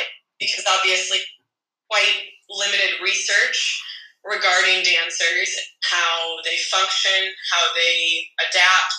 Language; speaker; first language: English; native; English